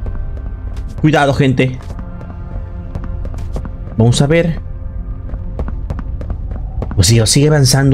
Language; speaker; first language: Spanish; native; Spanish